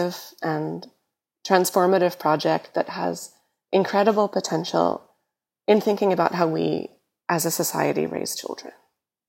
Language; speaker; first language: English; native; English